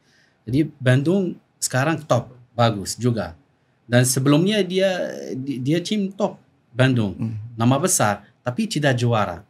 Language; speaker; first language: Indonesian; non-native, fluent; Arabic